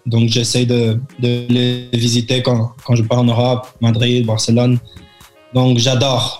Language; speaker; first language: French; early bilingual, heritage; French